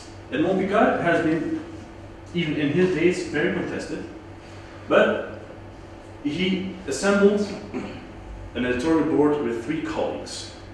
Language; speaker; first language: English; non-native, fluent; Dutch